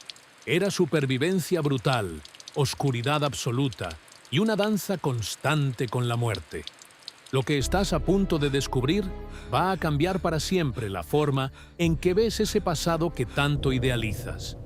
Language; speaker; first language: Spanish; native; Spanish